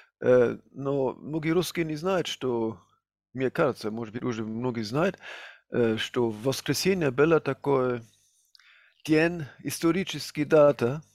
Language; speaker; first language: Russian; non-native, fluent; German